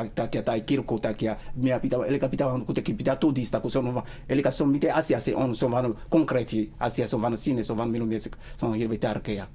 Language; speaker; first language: Finnish; non-native, learner; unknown